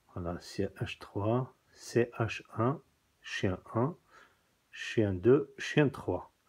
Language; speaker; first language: French; non-native, local second language; Kabyle